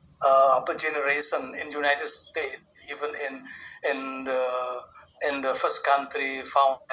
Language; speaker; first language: English; non-native, learner; Indonesian